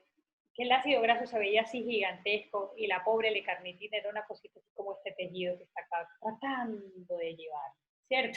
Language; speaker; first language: Spanish; native; Spanish